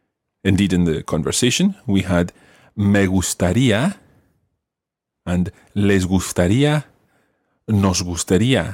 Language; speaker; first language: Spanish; non-native, fluent; English